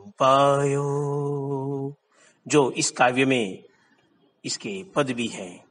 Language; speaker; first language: Hindi; non-native, local second language; Gujarati